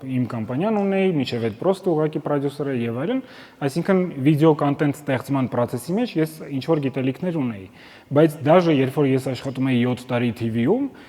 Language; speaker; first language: Armenian; early bilingual, heritage; Armenian